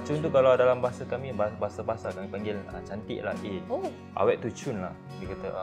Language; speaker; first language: Malay; native; Malay